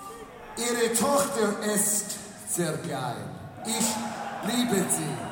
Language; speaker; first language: German; non-native, learner; English